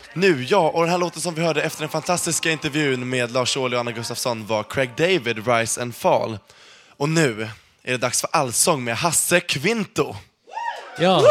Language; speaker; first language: Swedish; native; Swedish